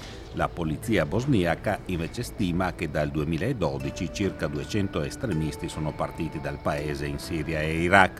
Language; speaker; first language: Italian; native; Italian